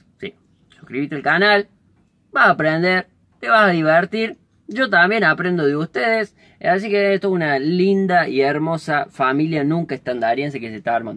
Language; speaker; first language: Spanish; native; Spanish